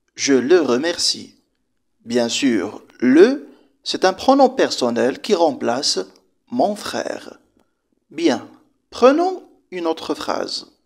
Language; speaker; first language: French; non-native, local second language; Arabic